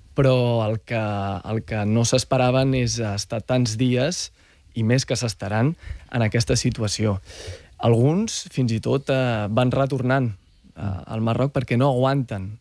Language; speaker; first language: Catalan; early bilingual, other home language; Arabic